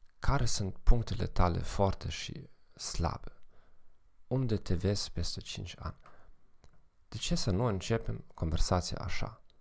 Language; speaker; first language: Romanian; non-native, fluent; German